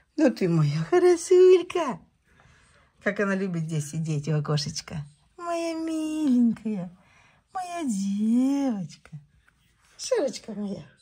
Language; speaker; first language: Russian; native; Russian